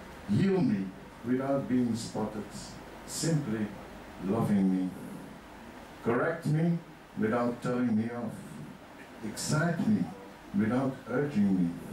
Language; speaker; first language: English; non-native, fluent; Dutch